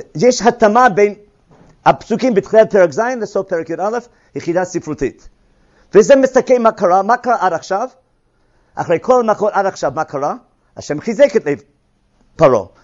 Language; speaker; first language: Hebrew; non-native, fluent; English